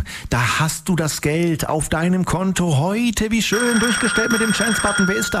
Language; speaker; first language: German; native; German